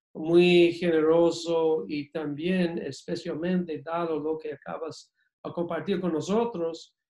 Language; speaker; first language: Spanish; non-native, fluent; English